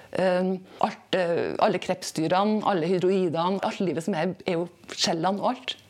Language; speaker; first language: Norwegian; native; Norwegian